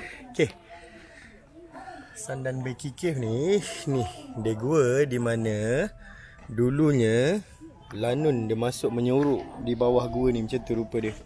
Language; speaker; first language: Malay; native; Malay